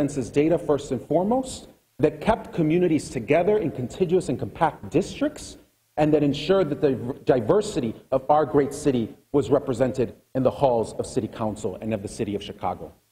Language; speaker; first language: English; early bilingual, other home language; Spanish